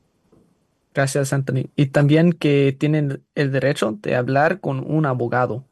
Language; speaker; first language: Spanish; non-native, learner; English